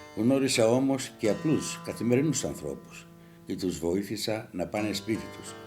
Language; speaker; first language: Greek; native; Greek